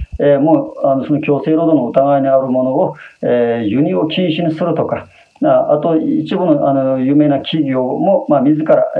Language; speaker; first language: Japanese; non-native, fluent; Uyghur